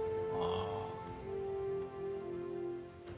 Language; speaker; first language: Chinese; native; Chinese